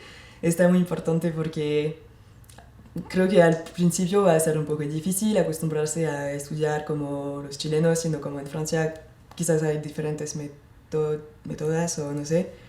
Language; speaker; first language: Spanish; non-native, fluent; French